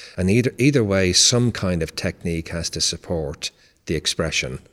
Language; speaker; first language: English; native; English